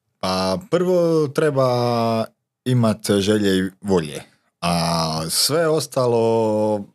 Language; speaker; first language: Croatian; non-native, local second language; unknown